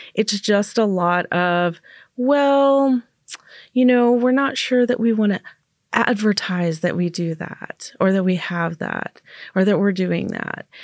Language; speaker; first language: English; native; English